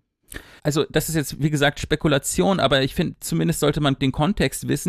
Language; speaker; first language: German; native; German